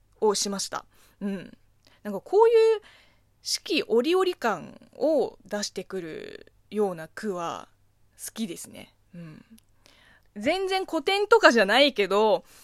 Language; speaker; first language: Japanese; non-native, fluent; Chinese